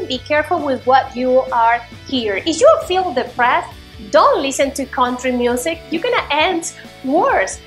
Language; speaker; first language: English; non-native, fluent; Spanish